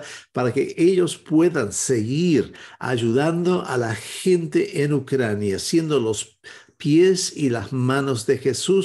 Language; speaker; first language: Spanish; non-native, fluent; English